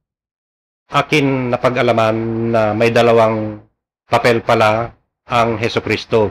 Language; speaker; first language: Filipino; non-native, local second language; Iloko